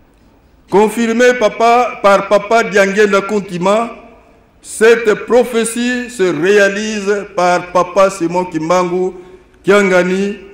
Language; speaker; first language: French; non-native, local second language; Lingala